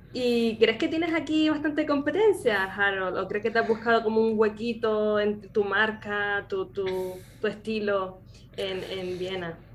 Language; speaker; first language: Spanish; native; Spanish